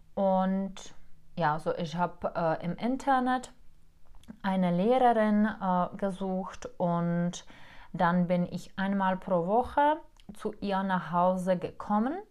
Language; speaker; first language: German; non-native, fluent; Czech